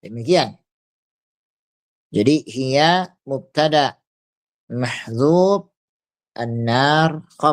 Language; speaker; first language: Arabic; non-native, fluent; Indonesian